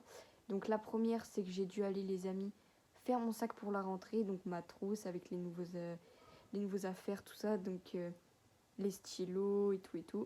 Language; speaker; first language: French; native; French